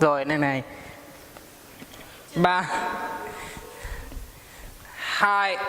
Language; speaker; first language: Vietnamese; non-native, learner; Hindi